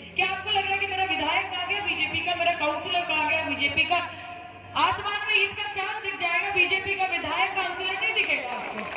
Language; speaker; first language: Hindi; non-native, local second language; Bangla